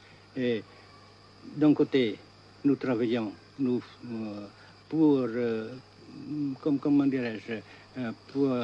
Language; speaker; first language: French; non-native, fluent; Vietnamese